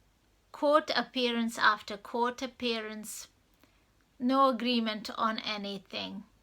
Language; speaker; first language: English; non-native, fluent; Serbian